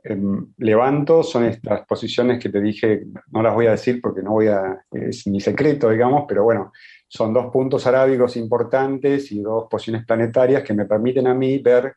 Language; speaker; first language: Spanish; native; Spanish